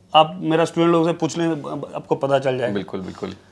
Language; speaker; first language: Hindi; non-native, local second language; Bangla